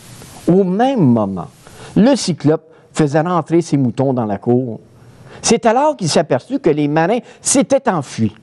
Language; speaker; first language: French; native; French